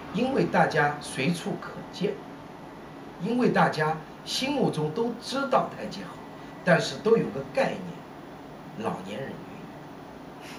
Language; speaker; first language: Chinese; native; Chinese